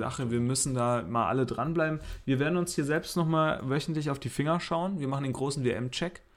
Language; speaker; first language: German; native; German